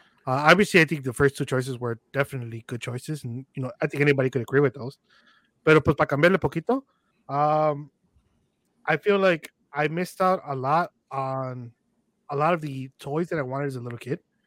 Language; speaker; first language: English; early bilingual, other home language; Spanish